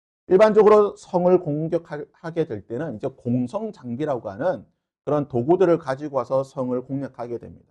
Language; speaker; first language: Korean; native; Korean